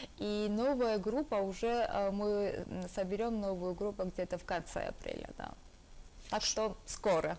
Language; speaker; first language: Russian; non-native, local second language; Georgian